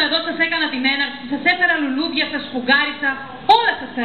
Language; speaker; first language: Greek; native; Greek